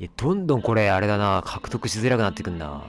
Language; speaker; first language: Japanese; native; Japanese